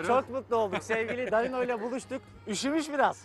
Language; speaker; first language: Turkish; native; Turkish